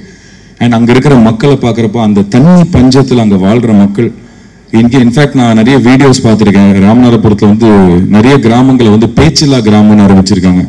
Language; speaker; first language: Tamil; native; Tamil